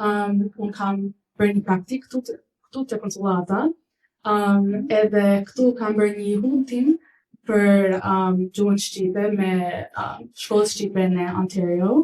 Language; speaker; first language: Albanian; early bilingual, heritage; English